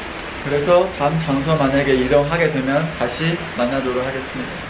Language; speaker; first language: Korean; non-native, fluent; Chinese